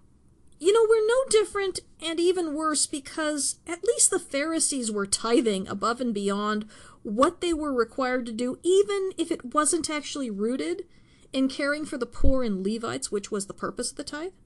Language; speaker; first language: English; native; English